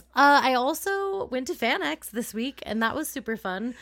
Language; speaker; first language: English; native; English